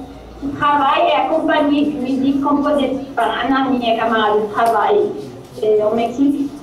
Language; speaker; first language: French; non-native, local second language; Arabic